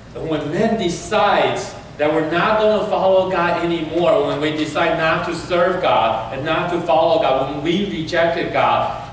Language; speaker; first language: English; early bilingual, other home language; Chinese